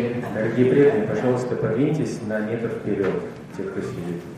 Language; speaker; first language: Russian; native; Russian